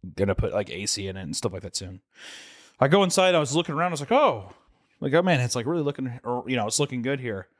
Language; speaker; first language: English; native; English